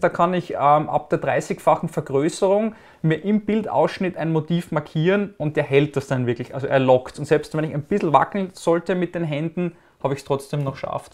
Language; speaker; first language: German; native; German